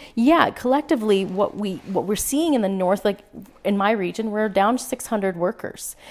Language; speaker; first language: English; native; English